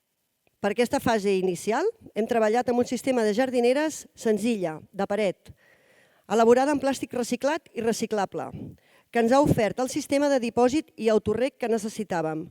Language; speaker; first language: Catalan; native; Catalan